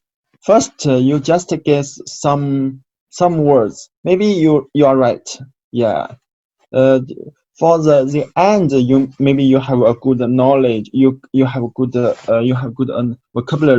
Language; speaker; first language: English; non-native, learner; Chinese